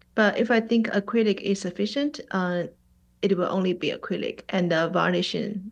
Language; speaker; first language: English; non-native, fluent; Chinese